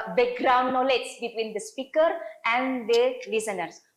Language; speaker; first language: English; non-native, fluent; Indonesian